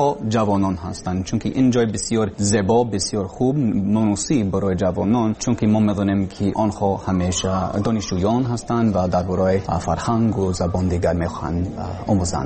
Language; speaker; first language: Persian; non-native, learner; English